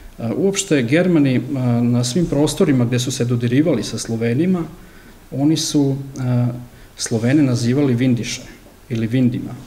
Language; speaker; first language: Serbian; early bilingual, heritage; Serbian